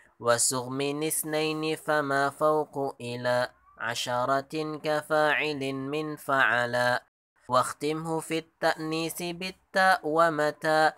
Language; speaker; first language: Arabic; non-native, learner; Indonesian